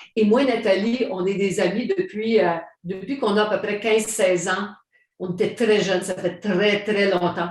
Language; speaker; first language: French; native; French